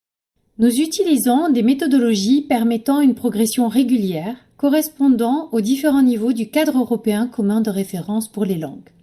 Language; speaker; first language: French; native; French